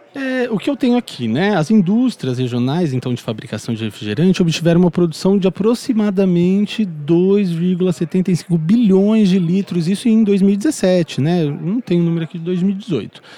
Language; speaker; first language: Portuguese; native; Portuguese